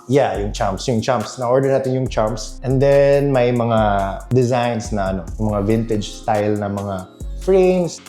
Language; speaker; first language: Filipino; non-native, local second language; Cebuano